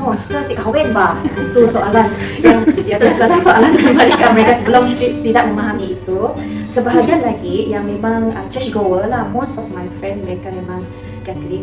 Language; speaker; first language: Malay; non-native, local second language; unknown